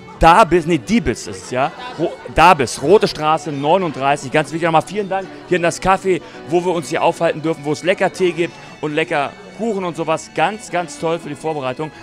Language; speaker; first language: German; native; German